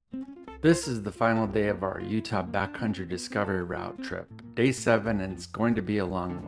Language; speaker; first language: English; native; English